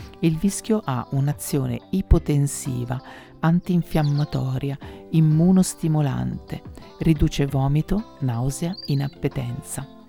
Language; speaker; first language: Italian; native; Italian